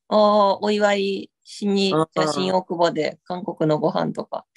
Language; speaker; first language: Japanese; native; Japanese